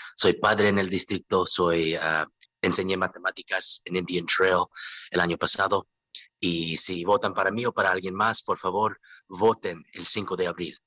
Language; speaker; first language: Spanish; non-native, learner; English